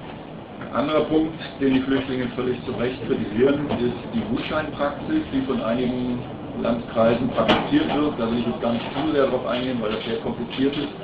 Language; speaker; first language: German; native; German